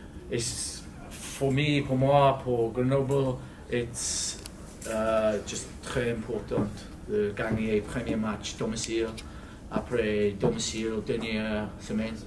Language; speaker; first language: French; non-native, learner; English